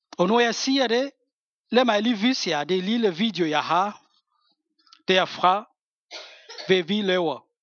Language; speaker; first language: Danish; non-native, fluent; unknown